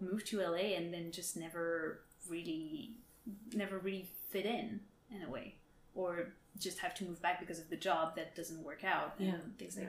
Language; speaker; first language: English; non-native, fluent; French